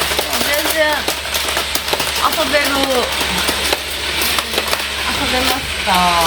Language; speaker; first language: Japanese; native; Japanese